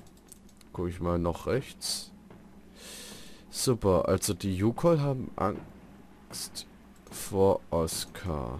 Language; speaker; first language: German; native; German